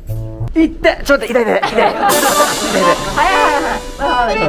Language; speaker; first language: Japanese; native; Japanese